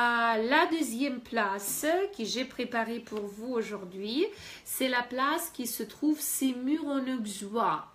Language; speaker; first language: French; non-native, fluent; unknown